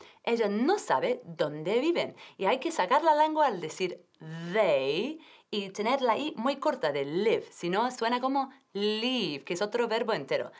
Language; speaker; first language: Spanish; native; Spanish